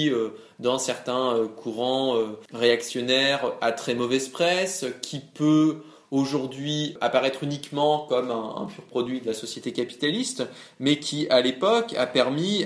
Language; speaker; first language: French; native; French